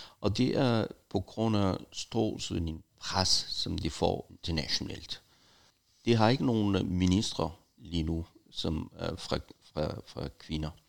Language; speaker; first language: Danish; non-native, fluent; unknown